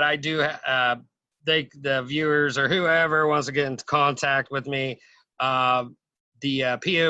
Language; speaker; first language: English; native; English